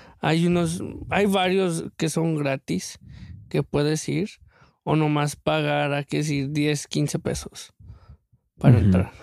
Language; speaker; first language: Spanish; early bilingual, other home language; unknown